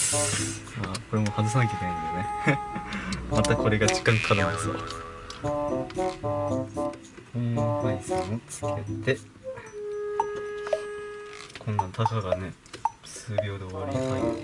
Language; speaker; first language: Japanese; native; Japanese